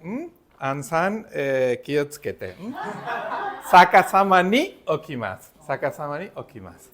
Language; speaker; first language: Japanese; non-native, learner; Spanish